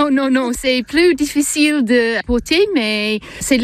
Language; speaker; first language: French; non-native, learner; English